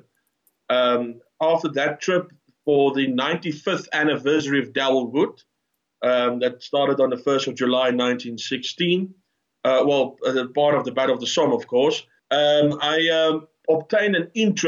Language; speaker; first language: English; non-native, local second language; Afrikaans